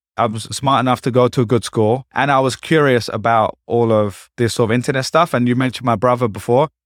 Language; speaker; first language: English; native; English